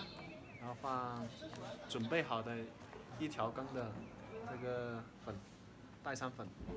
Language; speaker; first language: Chinese; non-native, fluent; Indonesian